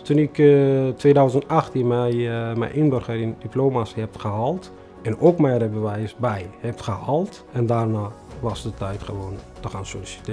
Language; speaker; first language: Dutch; non-native, fluent; Tigrinya